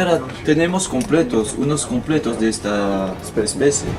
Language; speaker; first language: Spanish; non-native, fluent; French